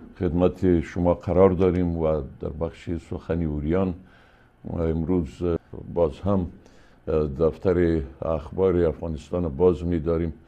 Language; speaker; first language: Persian; native; Persian